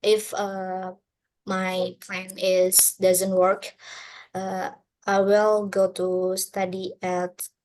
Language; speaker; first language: English; non-native, learner; Indonesian